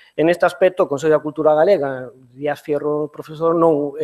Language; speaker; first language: Spanish; non-native, local second language; Galician